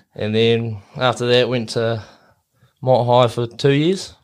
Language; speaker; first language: English; native; English